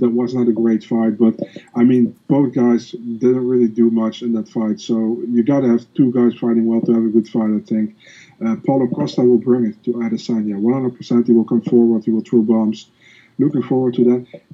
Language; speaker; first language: English; non-native, fluent; Dutch